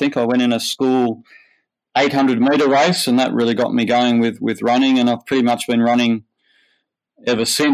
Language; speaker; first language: English; native; English